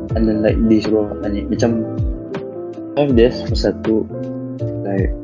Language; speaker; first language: English; non-native, local second language; Malay